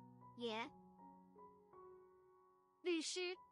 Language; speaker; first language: Chinese; non-native, learner; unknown